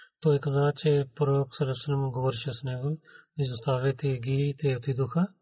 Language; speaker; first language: Bulgarian; non-native, learner; Urdu